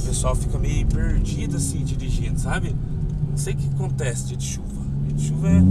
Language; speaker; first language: Portuguese; native; Portuguese